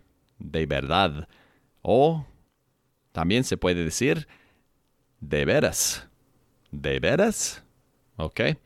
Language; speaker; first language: Spanish; non-native, fluent; English